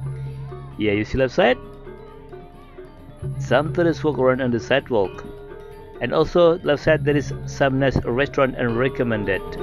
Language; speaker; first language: English; non-native, learner; Indonesian